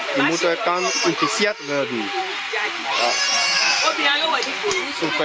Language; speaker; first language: German; non-native, fluent; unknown